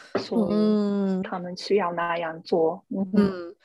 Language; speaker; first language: Chinese; non-native, fluent; English